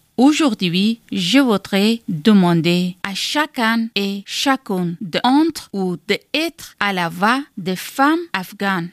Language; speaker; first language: French; non-native, learner; Persian